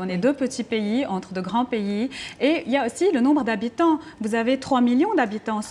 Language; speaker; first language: French; non-native, local second language; Arabic